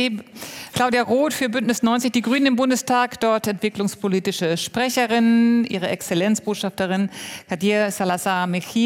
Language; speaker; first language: German; native; German